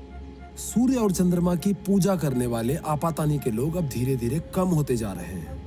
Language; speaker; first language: Hindi; native; Hindi